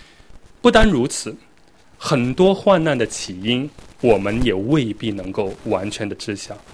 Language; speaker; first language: Chinese; native; Chinese